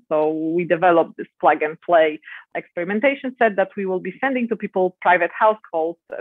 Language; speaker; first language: English; non-native, fluent; Polish